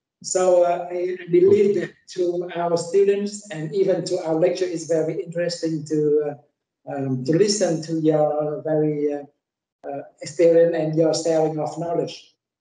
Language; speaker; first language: English; non-native, fluent; Vietnamese